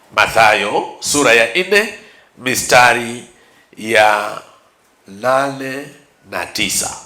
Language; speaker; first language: Swahili; non-native, local second language; Luyia